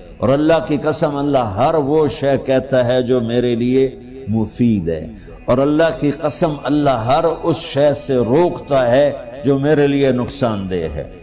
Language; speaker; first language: Urdu; non-native, local second language; Punjabi